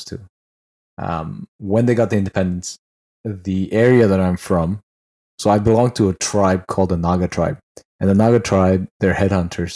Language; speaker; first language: English; non-native, local second language; Tangkhul Naga (India)